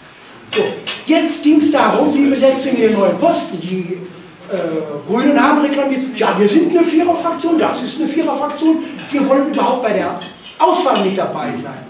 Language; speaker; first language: German; native; German